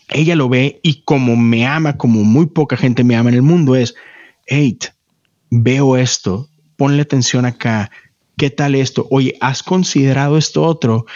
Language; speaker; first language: Spanish; native; Spanish